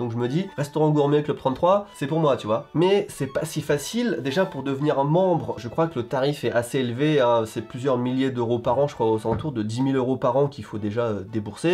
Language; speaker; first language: French; native; French